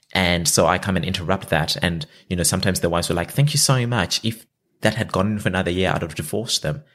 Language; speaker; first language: English; non-native, local second language; Shona